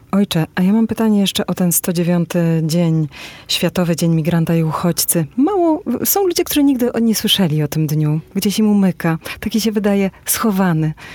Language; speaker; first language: Polish; native; Polish